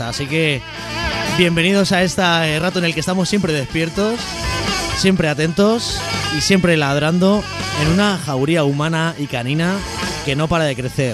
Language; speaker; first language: Spanish; native; Spanish